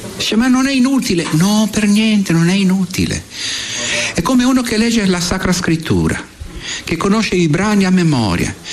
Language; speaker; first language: Italian; non-native, fluent; Portuguese